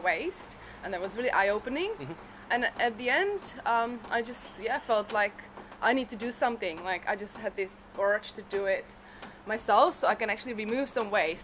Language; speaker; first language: English; non-native, fluent; Czech